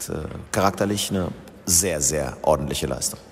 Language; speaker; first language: German; native; German